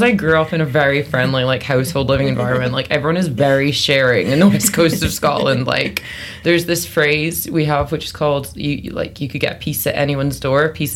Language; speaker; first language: English; native; English